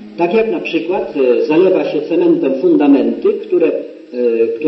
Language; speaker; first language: Polish; native; Polish